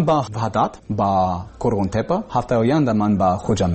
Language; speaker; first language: Persian; non-native, learner; English